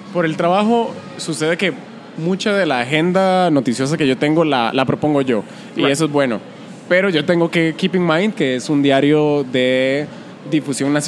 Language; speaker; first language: Spanish; native; Spanish